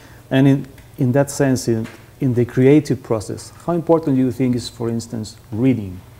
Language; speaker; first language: English; non-native, fluent; Spanish